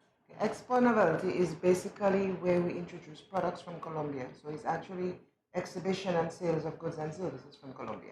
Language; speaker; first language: English; non-native, fluent; Spanish